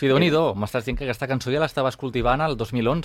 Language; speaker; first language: Catalan; native; Catalan